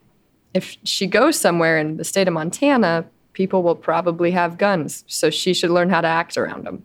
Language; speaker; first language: English; native; English